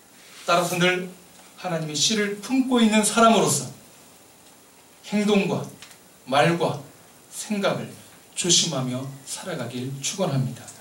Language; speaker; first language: Korean; native; Korean